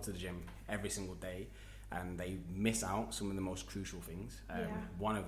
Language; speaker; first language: English; native; English